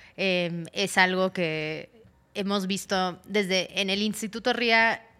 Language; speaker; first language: Spanish; early bilingual, heritage; Spanish